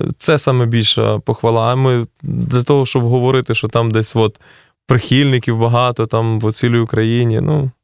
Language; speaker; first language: Ukrainian; native; Ukrainian